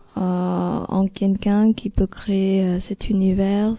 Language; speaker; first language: French; non-native, fluent; Vietnamese